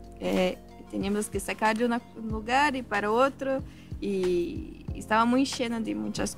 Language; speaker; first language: Portuguese; early bilingual, heritage; Portuguese